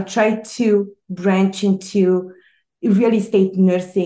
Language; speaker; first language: English; non-native, fluent; Romanian